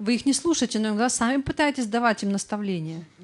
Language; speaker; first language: Russian; native; Russian